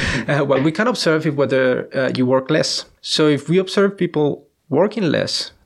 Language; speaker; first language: English; non-native, fluent; Spanish